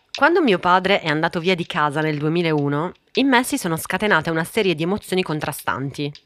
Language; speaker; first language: Italian; early bilingual, other home language; Portuguese